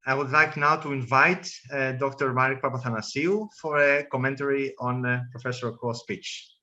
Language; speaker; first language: English; non-native, fluent; Greek